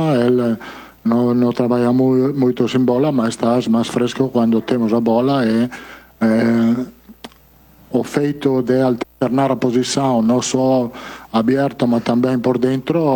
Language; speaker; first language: Portuguese; non-native, fluent; Italian